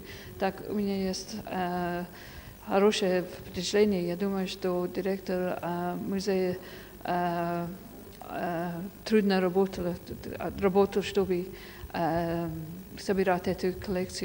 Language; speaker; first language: Russian; non-native, fluent; English